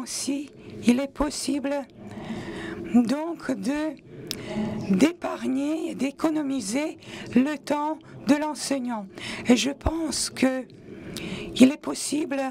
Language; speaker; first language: French; non-native, local second language; Latvian